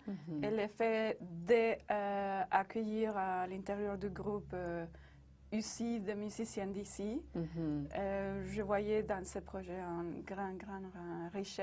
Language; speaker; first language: French; non-native, fluent; Spanish